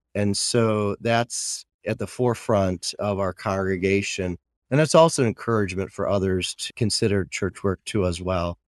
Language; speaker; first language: English; native; English